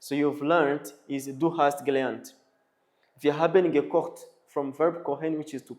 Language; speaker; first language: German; non-native, learner; Kinyarwanda